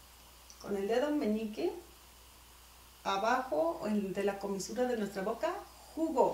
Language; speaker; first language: Spanish; native; Spanish